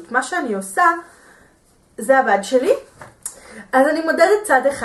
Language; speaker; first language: Hebrew; native; Hebrew